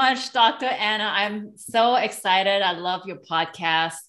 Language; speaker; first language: English; non-native, local second language; Cantonese